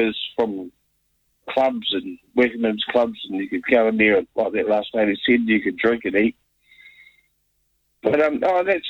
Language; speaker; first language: English; native; English